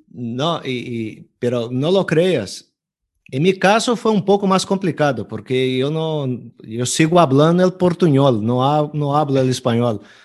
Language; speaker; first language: Spanish; non-native, fluent; Portuguese